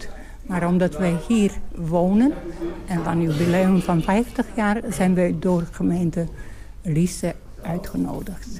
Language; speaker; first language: Dutch; non-native, learner; Bosnian